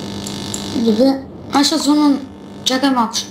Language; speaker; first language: Bulgarian; native; Bulgarian